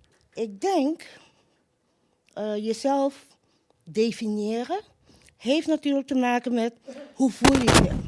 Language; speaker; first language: Dutch; non-native, local second language; Papiamento